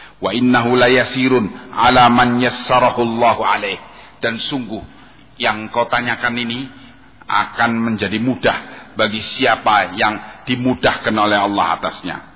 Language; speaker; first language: Indonesian; native; Indonesian